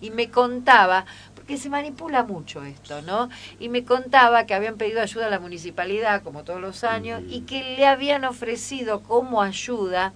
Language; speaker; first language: Spanish; native; Spanish